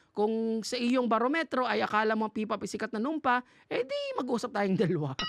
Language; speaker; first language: Filipino; native; Filipino